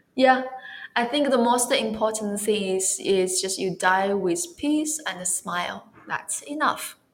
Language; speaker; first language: English; non-native, fluent; Chinese